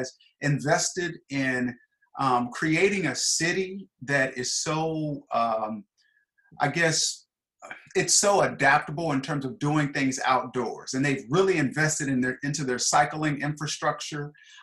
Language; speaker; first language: English; native; English